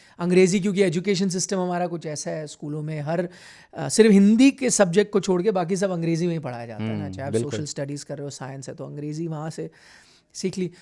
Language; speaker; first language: Hindi; non-native, local second language; Punjabi